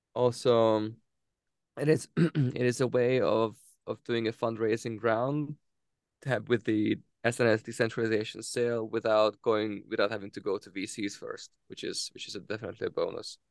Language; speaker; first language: English; non-native, fluent; Hungarian